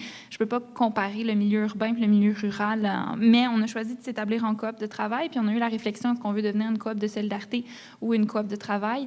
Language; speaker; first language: French; native; French